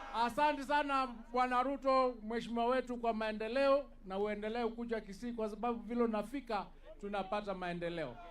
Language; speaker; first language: Swahili; non-native, local second language; Gusii